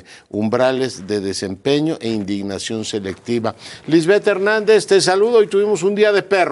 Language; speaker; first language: Spanish; native; Spanish